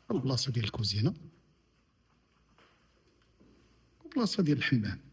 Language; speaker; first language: Arabic; native; Arabic